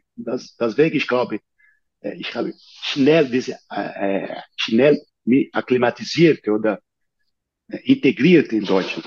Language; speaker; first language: German; non-native, fluent; Portuguese